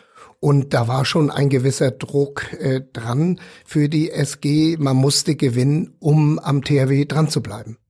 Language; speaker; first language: German; native; German